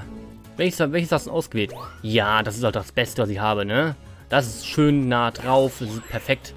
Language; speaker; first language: German; native; German